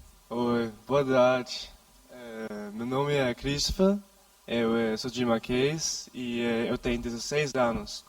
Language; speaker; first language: Portuguese; non-native, learner; Danish